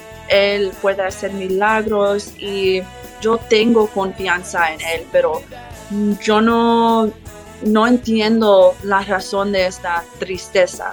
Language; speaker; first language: Spanish; early bilingual, heritage; English